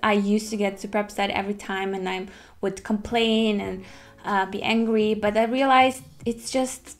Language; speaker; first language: English; non-native, fluent; German